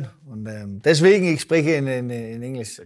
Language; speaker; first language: German; non-native, learner; Danish